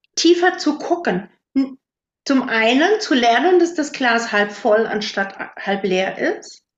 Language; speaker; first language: German; native; German